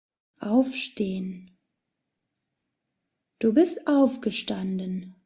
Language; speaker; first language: German; non-native, learner; Spanish